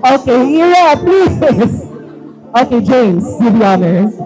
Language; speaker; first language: English; non-native, local second language; Filipino